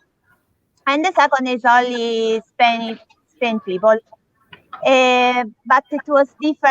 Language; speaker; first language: English; non-native, learner; Italian